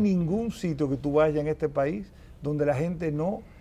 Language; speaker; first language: Spanish; native; Spanish